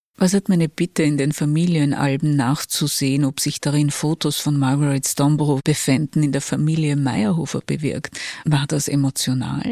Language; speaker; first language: German; native; German